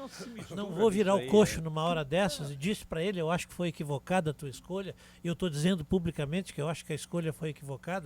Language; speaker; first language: Portuguese; native; Portuguese